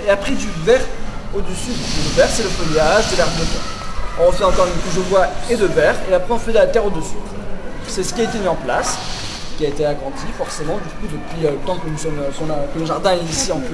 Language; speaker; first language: French; native; French